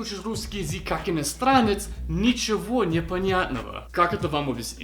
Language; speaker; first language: Russian; non-native, learner; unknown